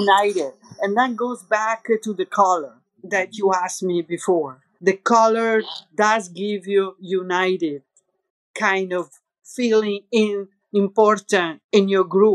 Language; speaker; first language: English; non-native, fluent; Italian